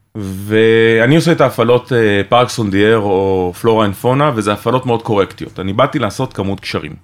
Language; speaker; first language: Hebrew; native; Hebrew